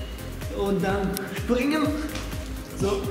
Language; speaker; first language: German; non-native, learner; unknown